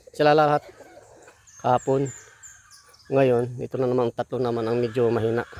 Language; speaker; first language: Filipino; native; Filipino